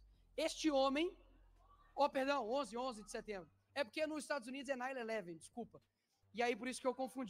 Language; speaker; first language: Portuguese; native; Portuguese